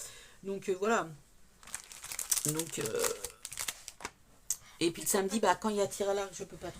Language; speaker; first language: French; native; French